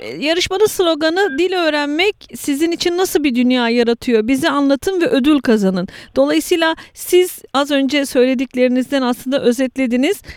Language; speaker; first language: Turkish; native; Turkish